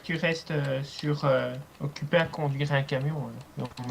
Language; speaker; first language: French; native; French